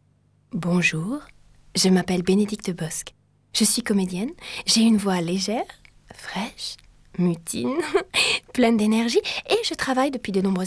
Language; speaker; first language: French; native; French